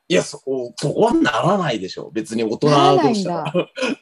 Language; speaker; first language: Japanese; native; Japanese